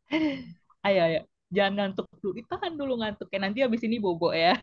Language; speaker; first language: Indonesian; native; Indonesian